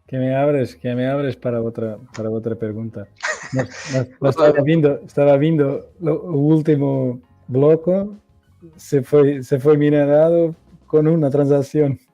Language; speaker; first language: Spanish; non-native, learner; Portuguese